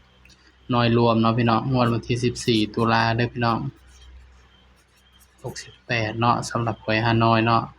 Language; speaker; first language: Thai; non-native, local second language; Lao